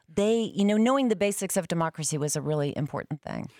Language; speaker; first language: English; native; English